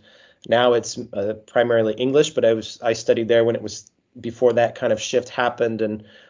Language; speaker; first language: English; native; English